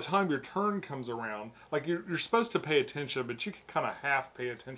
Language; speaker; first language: English; native; English